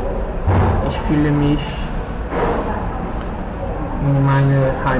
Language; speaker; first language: German; non-native, learner; Portuguese